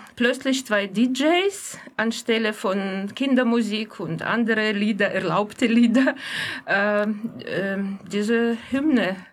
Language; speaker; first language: German; non-native, fluent; Russian